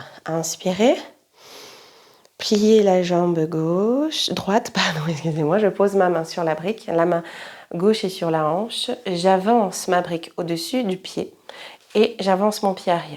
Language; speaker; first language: French; native; French